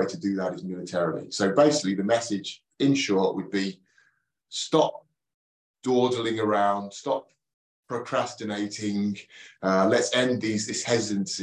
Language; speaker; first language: English; native; English